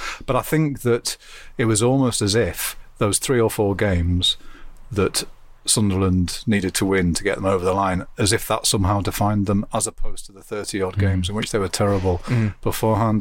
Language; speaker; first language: English; native; English